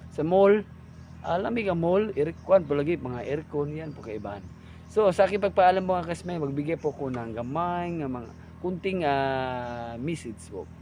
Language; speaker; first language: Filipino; non-native, local second language; Cebuano